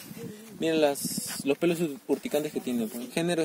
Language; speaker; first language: Spanish; native; Spanish